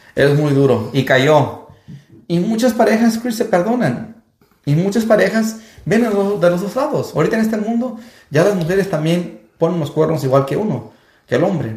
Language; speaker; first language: Spanish; early bilingual, heritage; Spanish